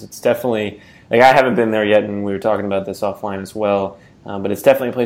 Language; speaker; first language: English; native; English